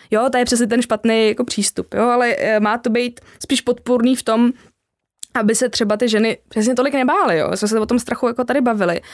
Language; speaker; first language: Czech; native; Czech